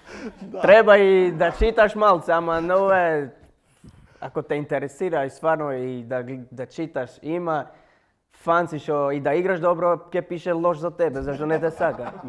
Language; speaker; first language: Macedonian; non-native, learner; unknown